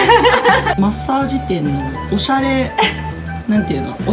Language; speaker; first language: Japanese; native; Japanese